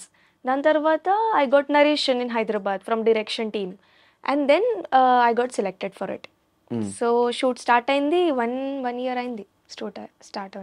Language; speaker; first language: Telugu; non-native, learner; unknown